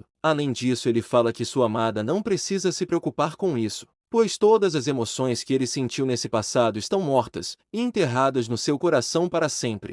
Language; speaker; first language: Portuguese; native; Portuguese